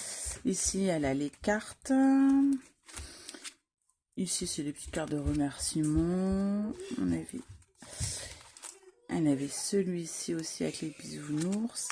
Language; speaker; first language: French; native; French